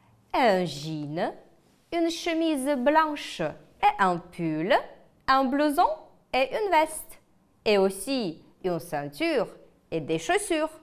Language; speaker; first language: French; non-native, fluent; Ukrainian